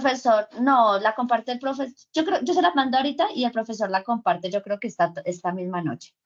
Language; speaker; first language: Spanish; native; Spanish